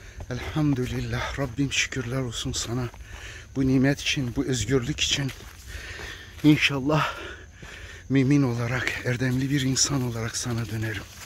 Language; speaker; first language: Turkish; native; Turkish